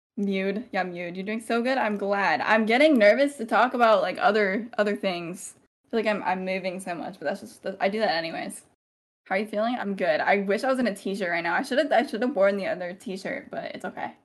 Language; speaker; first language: English; native; English